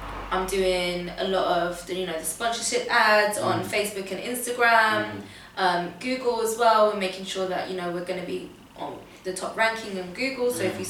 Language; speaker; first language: English; native; English